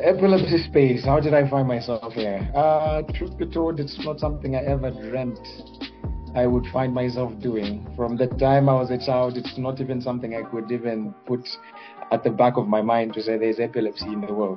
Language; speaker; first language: English; non-native, local second language; Bemba